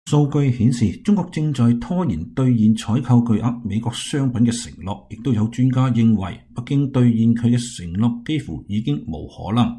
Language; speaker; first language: Chinese; non-native, local second language; Cantonese